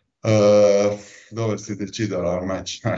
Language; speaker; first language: Italian; non-native, fluent; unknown